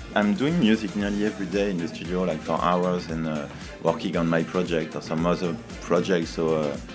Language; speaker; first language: English; non-native, fluent; French